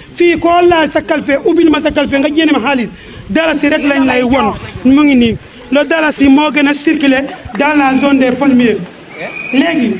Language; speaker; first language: Wolof; non-native, local second language; Jola-Fonyi